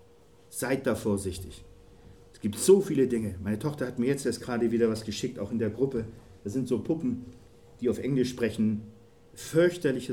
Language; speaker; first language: German; native; German